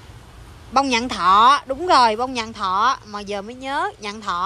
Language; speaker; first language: Vietnamese; native; Vietnamese